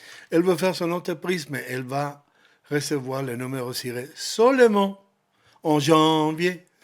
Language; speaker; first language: French; non-native, learner; Spanish